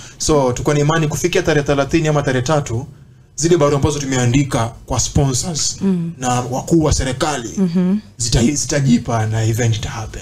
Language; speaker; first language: Swahili; non-native, local second language; Luo (Kenya and Tanzania)